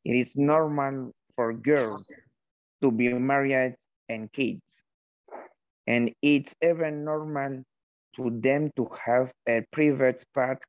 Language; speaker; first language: English; non-native, learner; Arabic